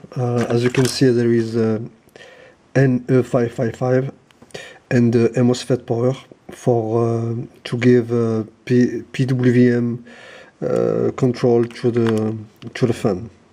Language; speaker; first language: English; non-native, learner; French